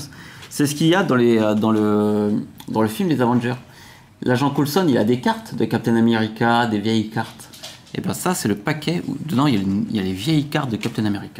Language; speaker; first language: French; native; French